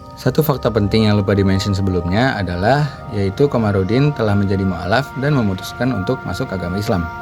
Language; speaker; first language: Indonesian; native; Indonesian